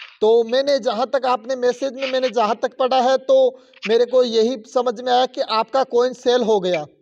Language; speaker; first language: Hindi; native; Hindi